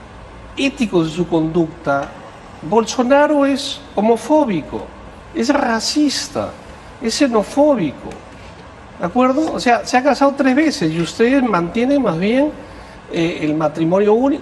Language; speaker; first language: Spanish; native; Spanish